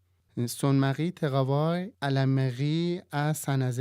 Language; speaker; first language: French; non-native, learner; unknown